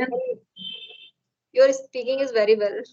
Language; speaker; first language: English; non-native, learner; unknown